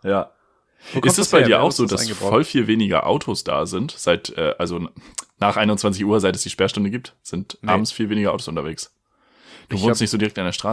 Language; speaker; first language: German; native; German